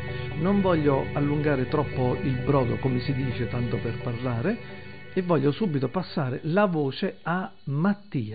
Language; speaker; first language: Italian; native; Italian